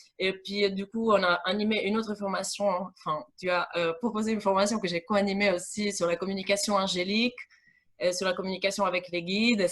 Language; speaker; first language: French; non-native, fluent; Italian